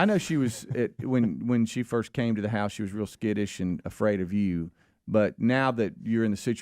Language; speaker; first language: English; native; English